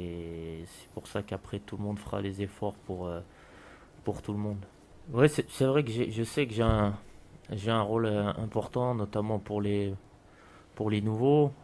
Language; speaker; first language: French; native; French